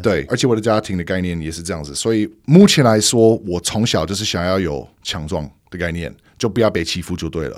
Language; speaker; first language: Chinese; non-native, fluent; English